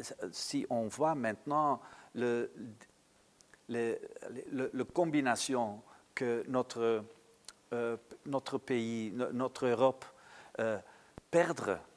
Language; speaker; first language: French; non-native, local second language; Dutch